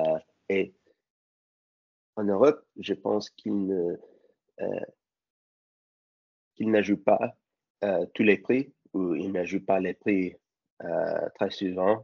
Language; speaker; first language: French; non-native, learner; English